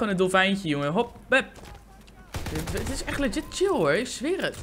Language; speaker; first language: Dutch; native; Dutch